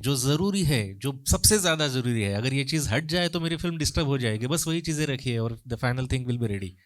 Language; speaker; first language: Hindi; non-native, local second language; Marathi